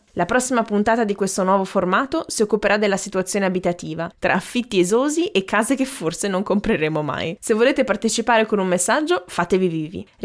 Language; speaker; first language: Italian; native; Italian